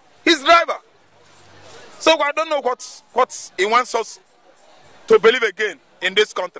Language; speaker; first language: English; non-native, local second language; Igbo